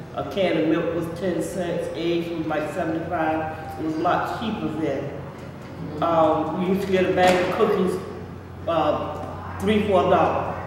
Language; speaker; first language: English; native; English